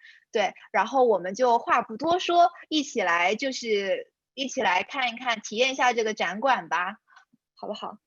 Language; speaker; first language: Chinese; native; Chinese